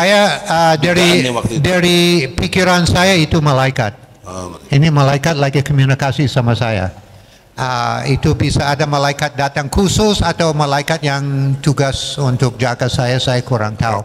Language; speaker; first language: Indonesian; non-native, fluent; English